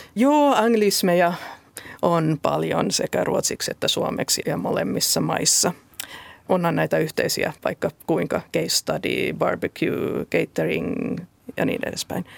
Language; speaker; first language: Finnish; non-native, local second language; Swedish